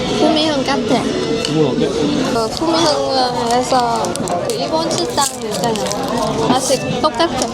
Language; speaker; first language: Korean; non-native, learner; Vietnamese